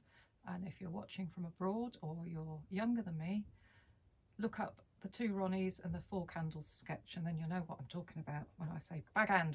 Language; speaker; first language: English; native; English